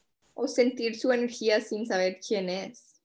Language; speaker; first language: Spanish; early bilingual, heritage; Spanish